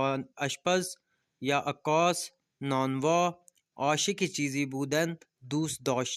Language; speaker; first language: Persian; non-native, fluent; Urdu